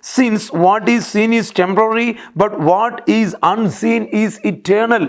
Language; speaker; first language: English; non-native, local second language; Malayalam